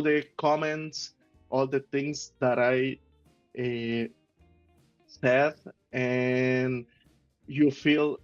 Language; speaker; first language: English; non-native, learner; Spanish